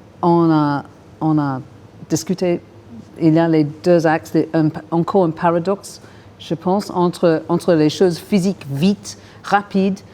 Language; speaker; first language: French; non-native, fluent; English